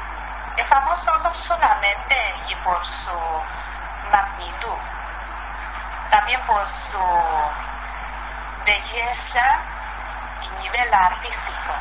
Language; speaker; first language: Spanish; non-native, fluent; Chinese